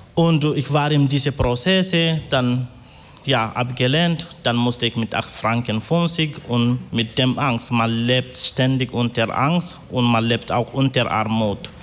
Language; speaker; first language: German; non-native, fluent; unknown